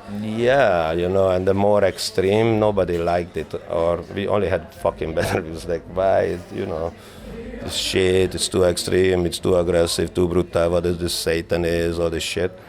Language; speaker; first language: English; non-native, fluent; Hungarian